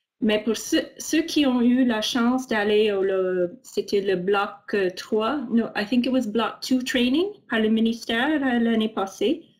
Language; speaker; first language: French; non-native, fluent; English